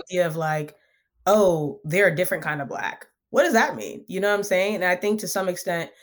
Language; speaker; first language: English; early bilingual, other home language; Akan